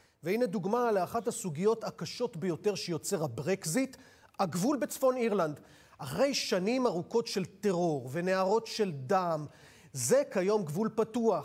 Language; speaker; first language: Hebrew; native; Hebrew